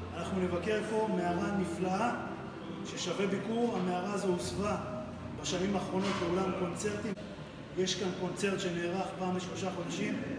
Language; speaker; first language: Hebrew; native; Hebrew